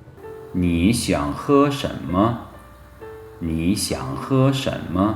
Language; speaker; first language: Chinese; non-native, fluent; Lao